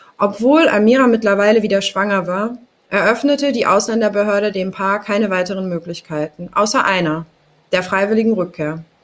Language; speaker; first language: German; native; German